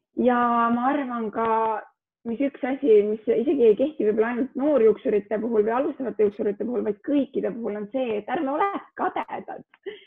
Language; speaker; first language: Estonian; early bilingual, heritage; Estonian